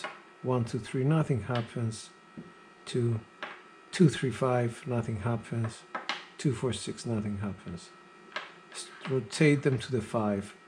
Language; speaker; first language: English; non-native, fluent; Greek